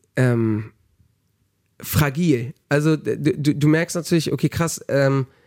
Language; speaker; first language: German; early bilingual, heritage; German